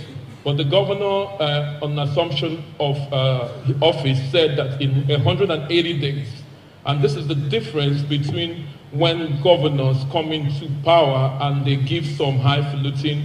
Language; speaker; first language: English; non-native, local second language; Igbo